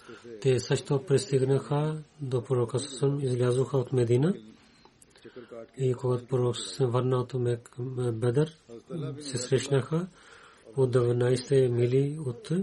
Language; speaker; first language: Bulgarian; non-native, learner; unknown